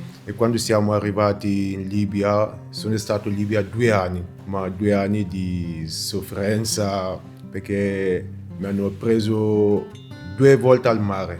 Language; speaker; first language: Italian; non-native, learner; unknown